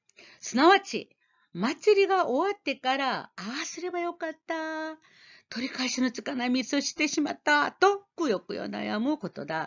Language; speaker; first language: Japanese; non-native, fluent; Korean